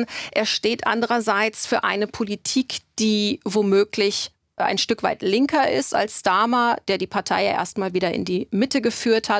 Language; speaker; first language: German; native; German